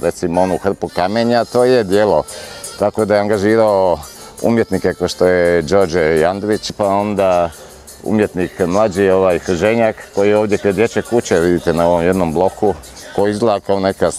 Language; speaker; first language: Croatian; native; Croatian